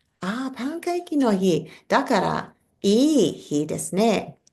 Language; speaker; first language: Japanese; non-native, fluent; English